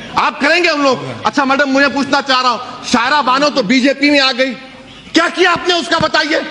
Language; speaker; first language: Urdu; native; Urdu